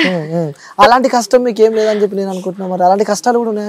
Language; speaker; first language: Telugu; native; Telugu